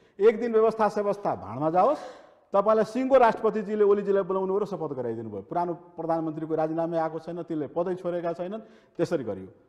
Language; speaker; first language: Nepali; non-native, local second language; Maithili